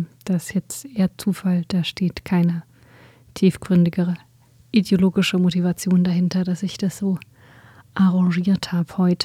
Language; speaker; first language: German; native; German